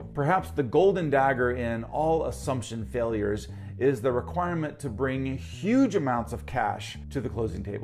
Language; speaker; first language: English; native; English